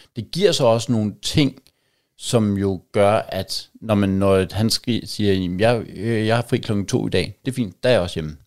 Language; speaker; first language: Danish; native; Danish